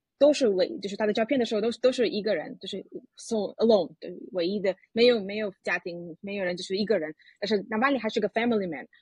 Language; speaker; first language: Chinese; non-native, fluent; Russian